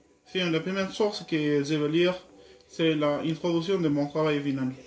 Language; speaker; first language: French; non-native, learner; Spanish